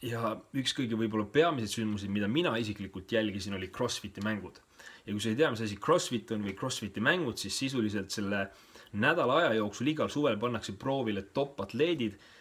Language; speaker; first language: Estonian; native; Estonian